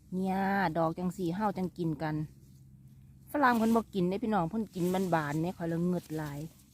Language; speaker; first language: Thai; native; Thai